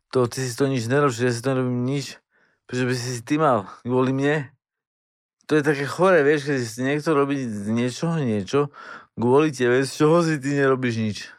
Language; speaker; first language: Slovak; native; Slovak